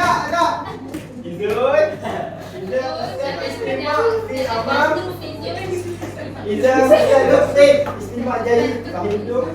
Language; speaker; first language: Arabic; non-native, learner; Malay